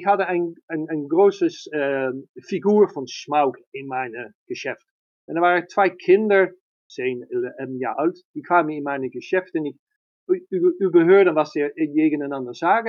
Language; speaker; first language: German; non-native, learner; Dutch